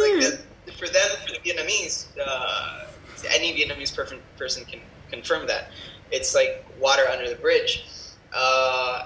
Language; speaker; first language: English; non-native, fluent; Spanish